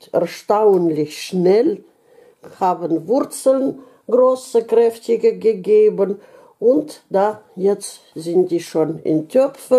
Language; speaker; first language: German; non-native, fluent; Russian